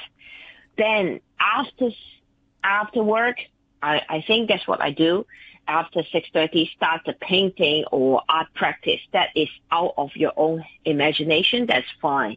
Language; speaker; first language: English; non-native, local second language; Cantonese